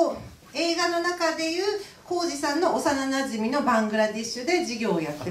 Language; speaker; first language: Japanese; native; Japanese